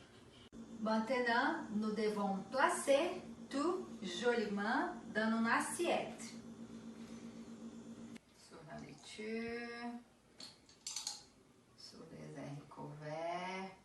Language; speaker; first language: French; non-native, learner; Portuguese